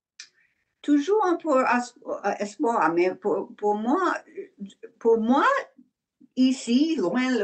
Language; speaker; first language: French; non-native, learner; English